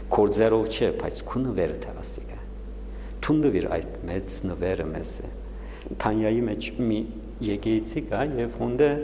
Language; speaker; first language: Armenian; native; Armenian